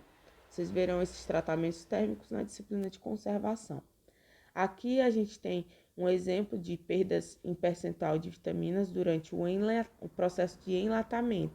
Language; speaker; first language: Portuguese; native; Portuguese